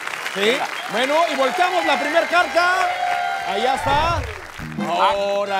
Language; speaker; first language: Spanish; native; Spanish